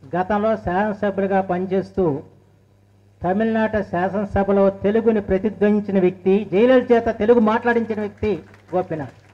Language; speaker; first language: Telugu; native; Telugu